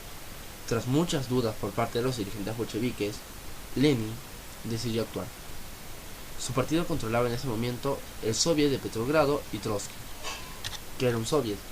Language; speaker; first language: Spanish; native; Spanish